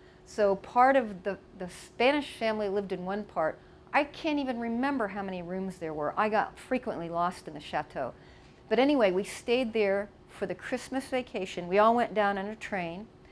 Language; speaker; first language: English; native; English